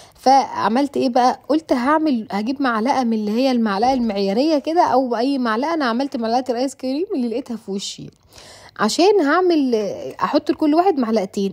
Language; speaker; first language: Arabic; native; Arabic